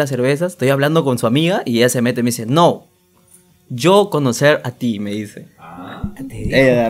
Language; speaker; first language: Spanish; native; Spanish